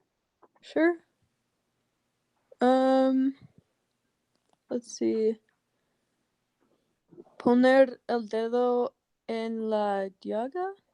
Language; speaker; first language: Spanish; non-native, learner; English